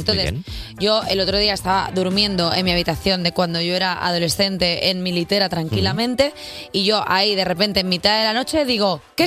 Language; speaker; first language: Spanish; native; Spanish